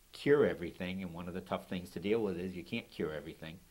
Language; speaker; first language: English; native; English